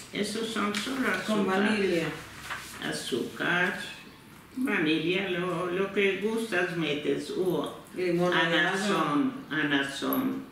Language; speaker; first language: Spanish; early bilingual, heritage; Turkish